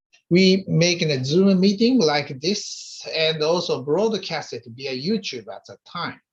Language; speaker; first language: English; non-native, fluent; Japanese